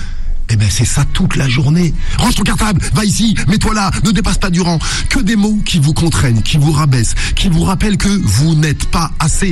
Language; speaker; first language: French; native; French